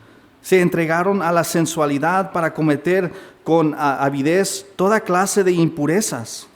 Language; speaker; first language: Spanish; native; Spanish